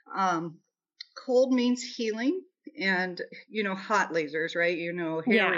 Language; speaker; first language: English; native; English